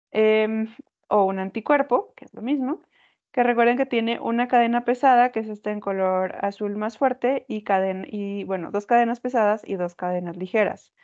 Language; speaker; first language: Spanish; native; Spanish